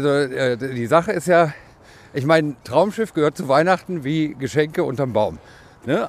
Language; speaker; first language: German; native; German